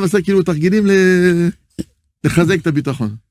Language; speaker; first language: Hebrew; non-native, fluent; French